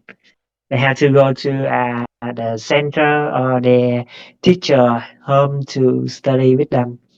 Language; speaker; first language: English; non-native, learner; Vietnamese